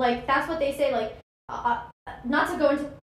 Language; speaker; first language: English; native; English